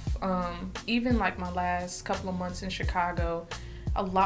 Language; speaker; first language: English; native; English